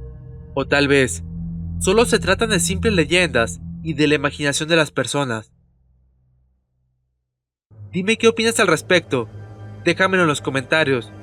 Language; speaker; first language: Spanish; native; Spanish